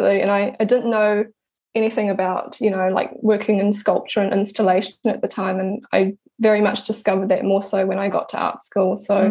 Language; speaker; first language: English; native; English